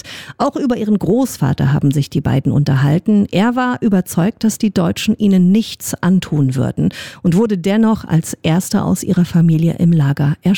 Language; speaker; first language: German; native; German